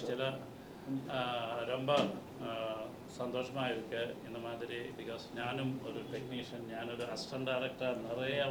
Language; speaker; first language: Tamil; non-native, learner; Malayalam